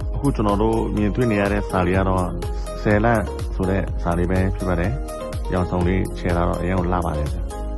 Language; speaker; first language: Burmese; non-native, local second language; Shan